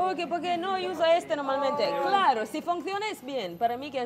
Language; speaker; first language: Spanish; non-native, learner; Swahili